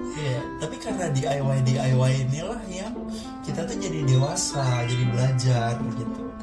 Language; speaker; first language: Indonesian; native; Indonesian